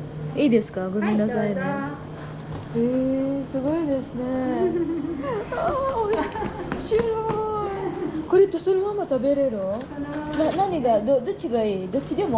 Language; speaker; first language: Japanese; non-native, learner; Filipino